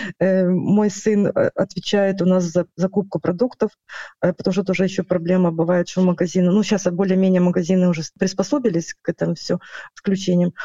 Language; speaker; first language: Russian; non-native, local second language; Ukrainian